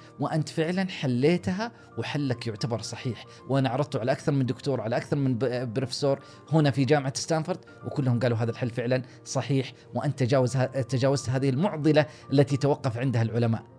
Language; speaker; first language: Arabic; native; Arabic